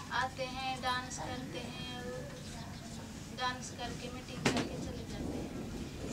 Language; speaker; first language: Hindi; non-native, local second language; Gondi